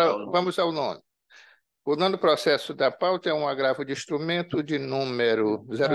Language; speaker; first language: Portuguese; native; Portuguese